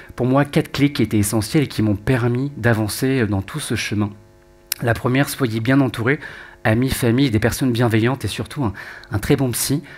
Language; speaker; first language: French; native; French